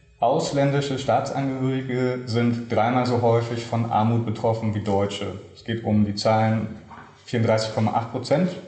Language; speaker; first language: German; native; German